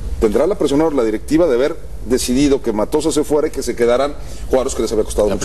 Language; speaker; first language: Spanish; native; Spanish